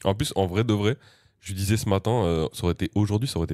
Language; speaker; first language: French; native; French